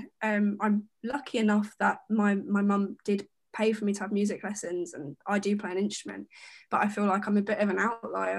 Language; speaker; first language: English; native; English